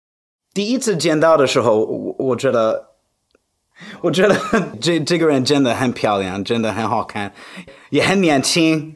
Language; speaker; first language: Chinese; non-native, fluent; English